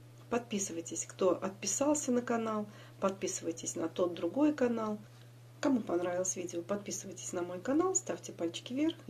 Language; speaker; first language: Russian; native; Russian